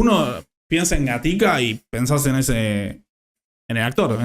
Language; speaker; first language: Spanish; native; Spanish